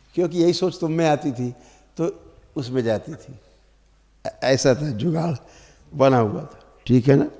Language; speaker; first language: Hindi; native; Hindi